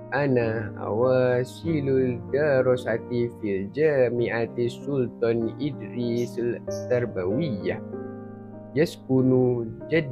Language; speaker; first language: Arabic; non-native, learner; Malay